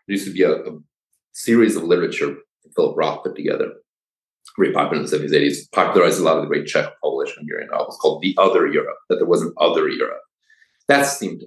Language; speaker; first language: English; early bilingual, other home language; Polish